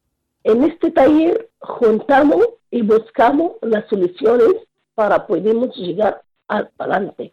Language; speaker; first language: Spanish; non-native, fluent; Arabic